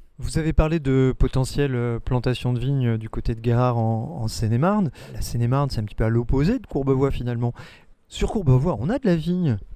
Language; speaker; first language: French; native; French